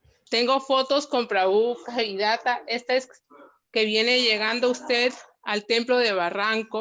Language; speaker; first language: Spanish; native; Spanish